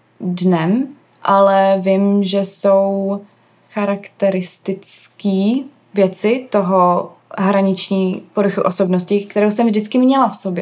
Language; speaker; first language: Czech; early bilingual, other home language; English